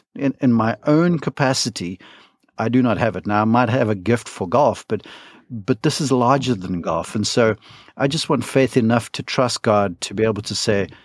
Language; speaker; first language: English; native; English